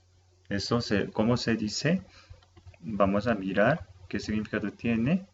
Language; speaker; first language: Spanish; non-native, fluent; Korean